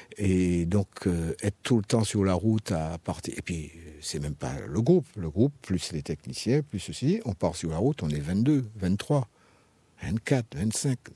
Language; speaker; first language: French; native; French